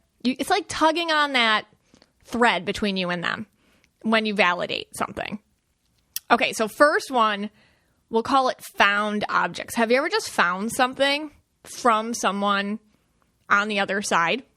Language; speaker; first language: English; native; English